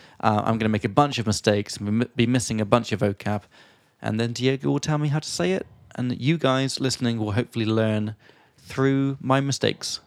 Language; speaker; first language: English; native; English